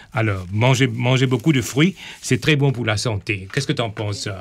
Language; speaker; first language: French; non-native, local second language; Morisyen